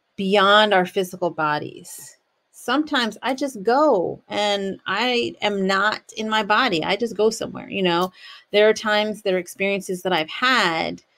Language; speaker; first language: English; native; English